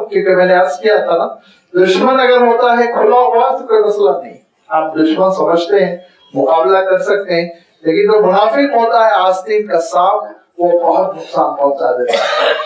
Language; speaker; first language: Urdu; native; Urdu